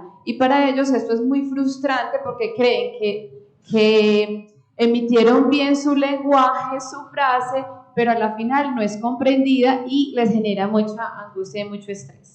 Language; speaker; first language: Spanish; native; Spanish